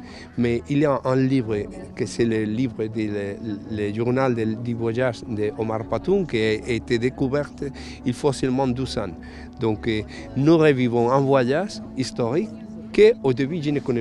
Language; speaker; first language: French; non-native, fluent; Spanish